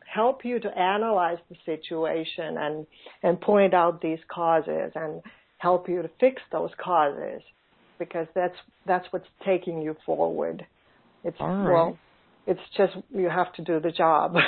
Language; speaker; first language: English; non-native, fluent; Finnish